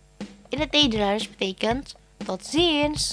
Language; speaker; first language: Dutch; non-native, learner; Indonesian